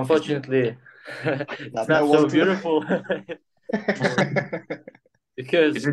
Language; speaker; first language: English; non-native, fluent; Kyrgyz